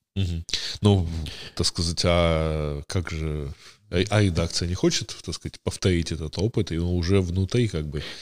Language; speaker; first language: Ukrainian; non-native, local second language; Russian